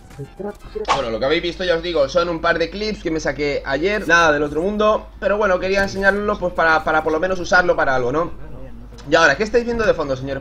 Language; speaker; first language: Spanish; native; Spanish